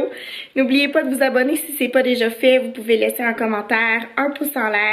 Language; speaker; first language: French; native; French